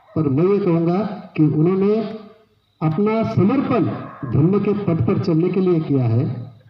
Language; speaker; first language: Hindi; non-native, local second language; Marathi